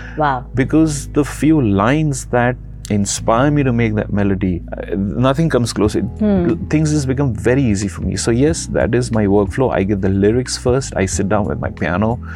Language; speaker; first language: English; non-native, local second language; Gujarati